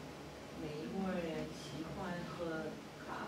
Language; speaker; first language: Chinese; non-native, learner; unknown